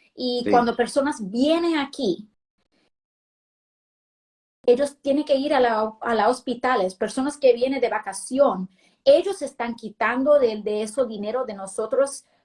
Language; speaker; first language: Spanish; early bilingual, heritage; Spanish